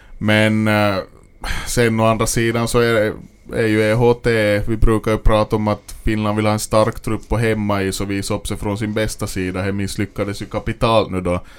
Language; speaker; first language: Swedish; native; Swedish